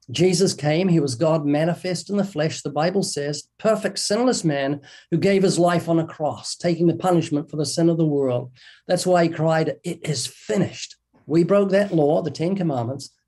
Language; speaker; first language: English; native; English